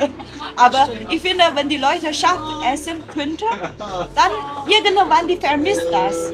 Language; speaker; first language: German; non-native, learner; Chinese